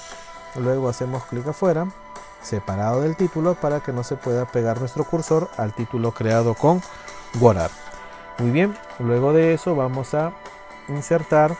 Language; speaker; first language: Spanish; native; Spanish